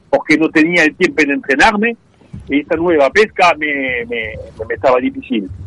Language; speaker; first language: Spanish; non-native, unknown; French